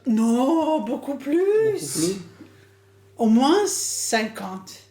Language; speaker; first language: French; non-native, fluent; English